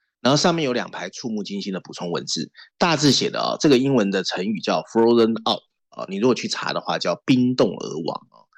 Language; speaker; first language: Chinese; native; Chinese